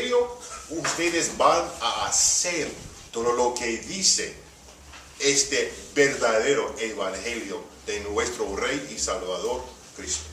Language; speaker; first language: Spanish; early bilingual, heritage; Spanish